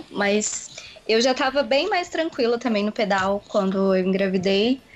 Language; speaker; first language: Portuguese; native; Portuguese